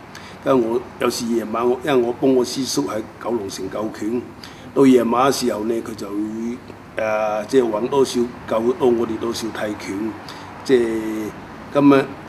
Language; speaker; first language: Cantonese; non-native, local second language; Min Nan Chinese